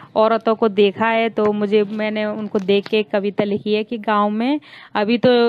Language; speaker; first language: Hindi; native; Hindi